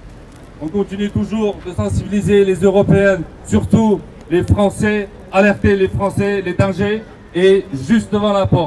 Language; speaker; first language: French; non-native, learner; Tibetan